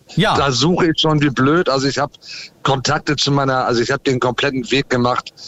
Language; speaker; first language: German; early bilingual, other home language; English